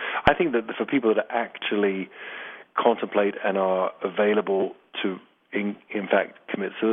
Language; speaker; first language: English; native; English